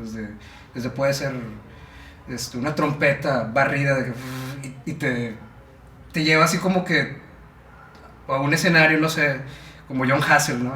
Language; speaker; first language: Spanish; native; Spanish